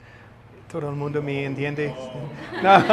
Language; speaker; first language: Spanish; non-native, learner; English